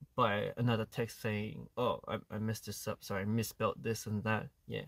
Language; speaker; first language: English; early bilingual, other home language; Korean